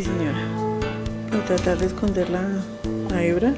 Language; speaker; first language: Spanish; native; Spanish